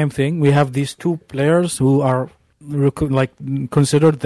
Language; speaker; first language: English; non-native, fluent; Arabic